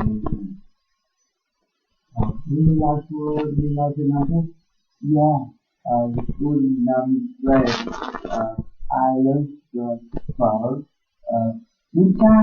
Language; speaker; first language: English; non-native, learner; Vietnamese